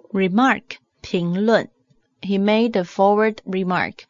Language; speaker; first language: English; non-native, fluent; Chinese